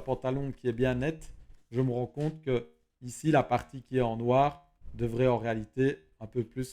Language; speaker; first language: French; native; French